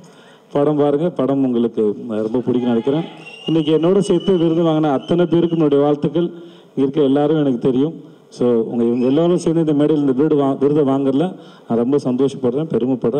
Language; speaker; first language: Tamil; native; Tamil